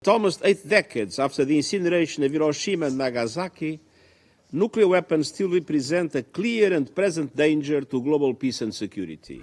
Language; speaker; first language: English; non-native, fluent; Portuguese